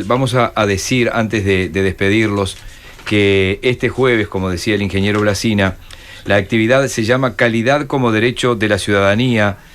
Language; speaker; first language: Spanish; native; Spanish